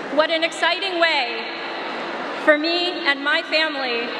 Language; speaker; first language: English; native; English